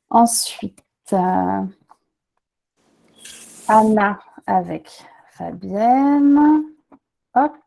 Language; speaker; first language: French; native; French